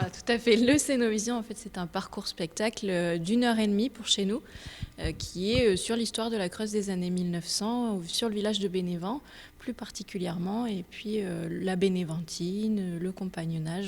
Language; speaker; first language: French; native; French